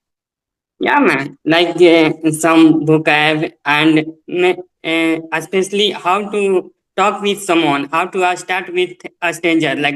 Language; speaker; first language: English; non-native, learner; Hindi